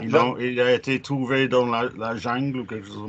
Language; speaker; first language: French; non-native, fluent; English